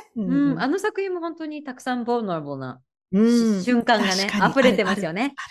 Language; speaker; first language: Japanese; native; Japanese